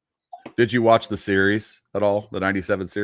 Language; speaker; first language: English; native; English